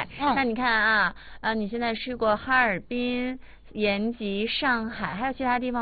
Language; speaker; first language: Chinese; native; Chinese